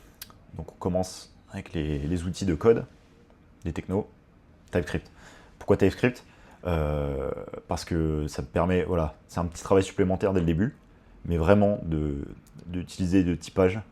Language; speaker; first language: French; native; French